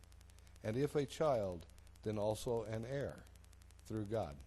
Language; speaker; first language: English; native; English